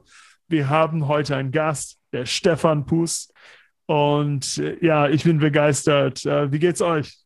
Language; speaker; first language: German; non-native, fluent; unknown